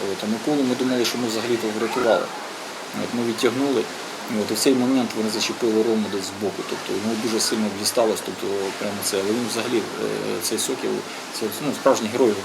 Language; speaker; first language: Ukrainian; native; Ukrainian